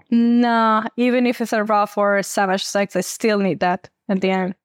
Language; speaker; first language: English; non-native, fluent; Spanish